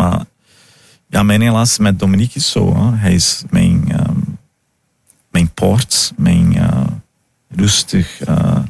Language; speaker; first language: Dutch; non-native, fluent; Portuguese